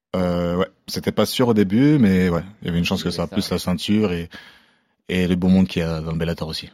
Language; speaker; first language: French; non-native, local second language; Arabic